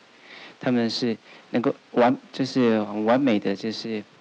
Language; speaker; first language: Chinese; native; Chinese